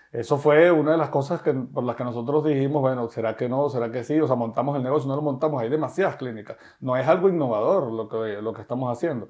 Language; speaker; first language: Spanish; native; Spanish